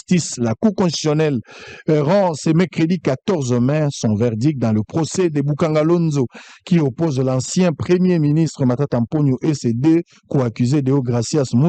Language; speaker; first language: French; non-native, local second language; Lingala